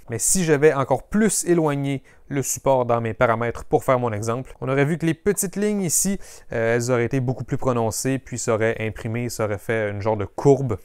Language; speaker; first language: French; native; French